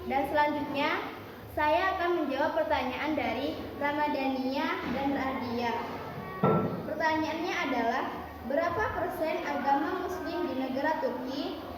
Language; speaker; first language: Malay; non-native, local second language; Madurese